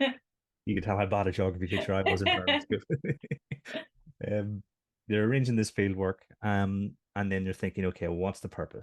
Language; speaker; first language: English; native; English